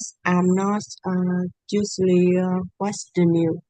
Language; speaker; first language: English; non-native, learner; Vietnamese